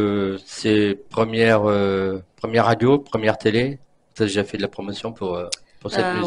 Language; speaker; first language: French; native; French